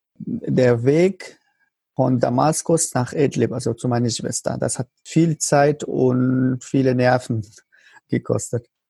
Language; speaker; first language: German; non-native, learner; Arabic